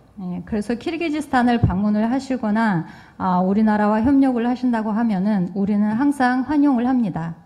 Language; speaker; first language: Korean; non-native, fluent; Kyrgyz